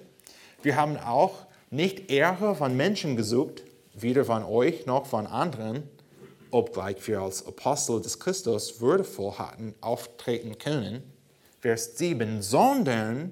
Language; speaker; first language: German; non-native, fluent; English